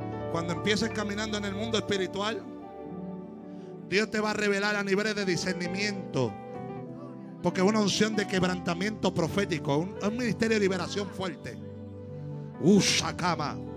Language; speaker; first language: Spanish; native; Spanish